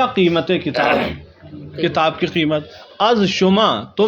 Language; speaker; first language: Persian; non-native, fluent; Urdu